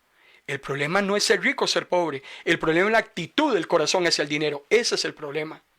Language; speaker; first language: Spanish; native; Spanish